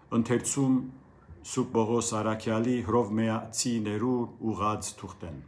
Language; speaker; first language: Armenian; early bilingual, heritage; Armenian